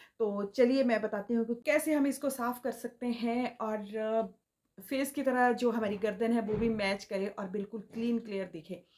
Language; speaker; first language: Hindi; native; Hindi